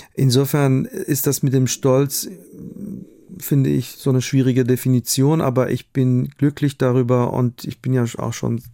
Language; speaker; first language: German; non-native, fluent; Persian